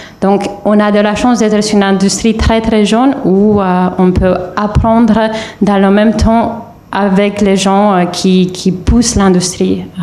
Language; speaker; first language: French; non-native, fluent; Romanian